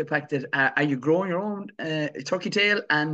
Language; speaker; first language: English; native; English